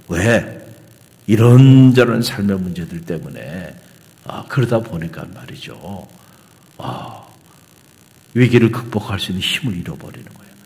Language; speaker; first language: Korean; native; Korean